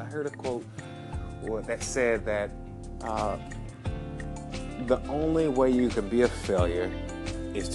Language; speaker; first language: English; native; English